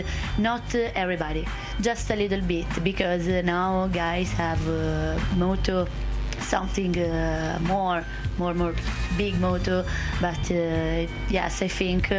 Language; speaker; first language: English; non-native, fluent; Italian